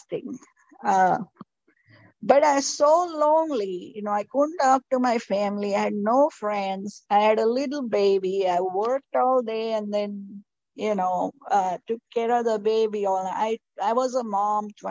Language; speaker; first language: English; non-native, local second language; Marathi